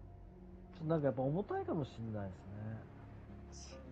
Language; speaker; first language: Japanese; native; Japanese